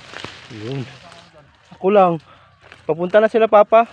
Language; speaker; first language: Filipino; non-native, local second language; Cebuano